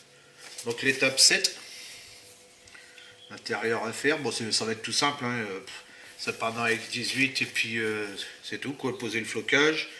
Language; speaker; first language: French; native; French